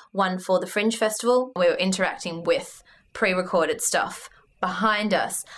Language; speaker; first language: English; early bilingual, other home language; Russian